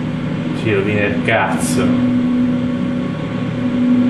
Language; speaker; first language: Italian; native; Italian